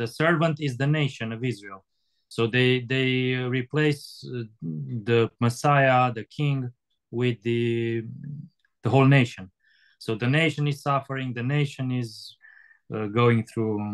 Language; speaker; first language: English; non-native, fluent; Romanian